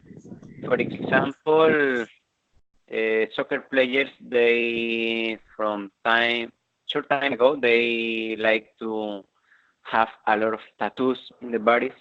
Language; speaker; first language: English; non-native, fluent; Spanish